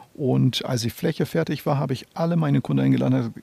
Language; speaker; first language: German; non-native, fluent; Portuguese